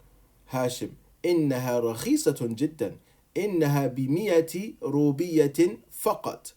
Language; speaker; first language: Arabic; non-native, fluent; English